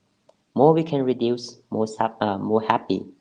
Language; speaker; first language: English; non-native, fluent; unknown